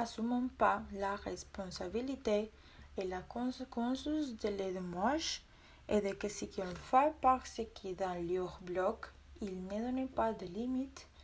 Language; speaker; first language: French; non-native, learner; Spanish